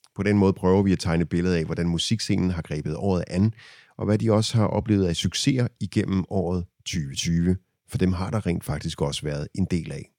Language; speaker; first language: Danish; native; Danish